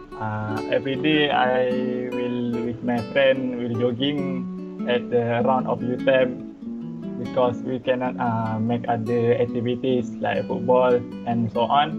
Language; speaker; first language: English; non-native, learner; Malay